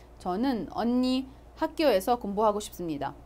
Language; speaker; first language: Korean; non-native, fluent; Arabic